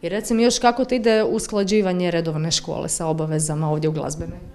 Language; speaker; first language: Croatian; native; Croatian